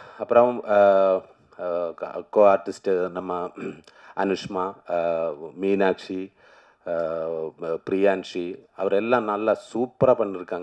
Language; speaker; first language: Tamil; non-native, learner; Malayalam